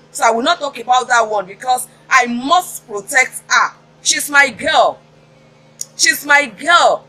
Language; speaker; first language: English; non-native, local second language; Yoruba